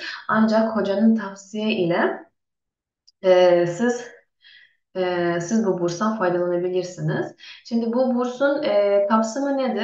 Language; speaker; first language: Turkish; non-native, fluent; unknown